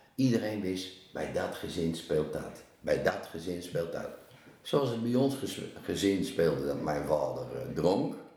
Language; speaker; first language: Dutch; native; Dutch